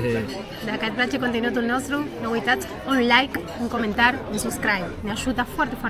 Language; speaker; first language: Romanian; non-native, learner; Spanish